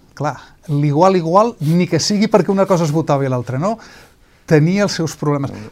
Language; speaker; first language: Catalan; native; Catalan